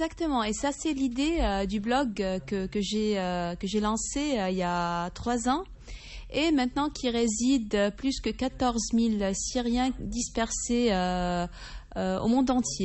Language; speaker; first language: French; non-native, fluent; Arabic